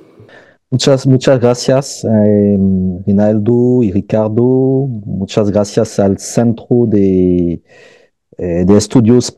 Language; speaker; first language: Spanish; non-native, fluent; French